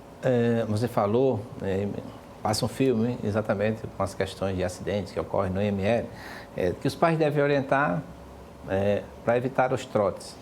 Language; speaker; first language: Portuguese; native; Portuguese